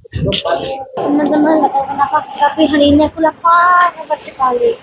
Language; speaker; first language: Indonesian; non-native, learner; Spanish